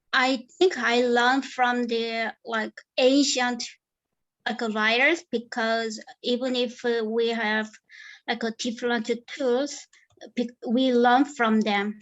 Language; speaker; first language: English; non-native, fluent; Korean